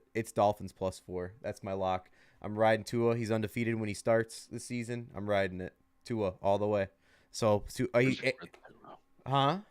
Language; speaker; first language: English; native; English